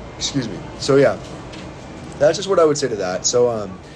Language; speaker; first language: English; native; English